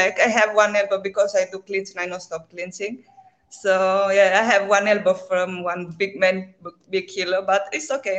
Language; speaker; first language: English; non-native, learner; Greek